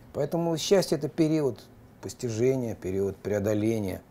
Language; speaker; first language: Russian; native; Russian